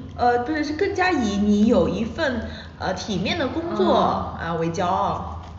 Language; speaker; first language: Chinese; native; Chinese